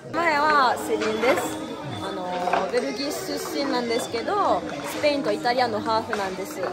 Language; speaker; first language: Japanese; non-native, learner; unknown